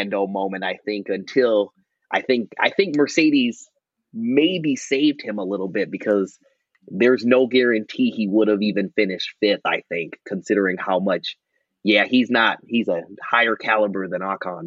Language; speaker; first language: English; native; English